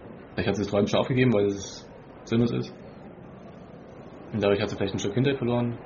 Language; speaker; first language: German; native; German